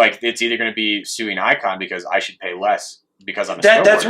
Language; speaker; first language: English; native; English